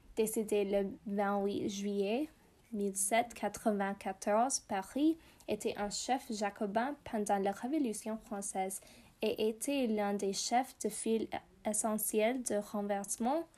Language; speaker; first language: French; non-native, learner; English